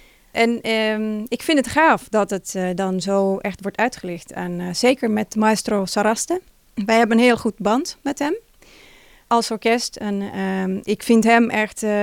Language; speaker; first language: Dutch; non-native, fluent; Finnish